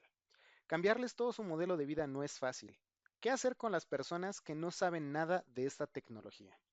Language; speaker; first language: Spanish; native; Spanish